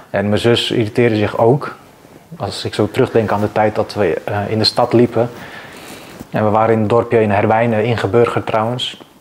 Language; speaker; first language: Dutch; early bilingual, other home language; Bosnian